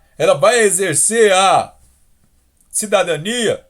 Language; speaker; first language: Portuguese; native; Portuguese